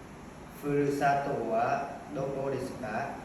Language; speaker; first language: Japanese; non-native, learner; Vietnamese